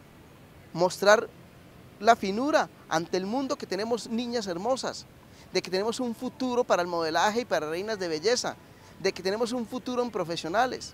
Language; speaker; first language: Spanish; native; Spanish